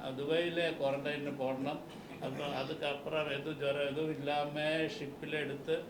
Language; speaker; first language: Tamil; non-native, learner; Malayalam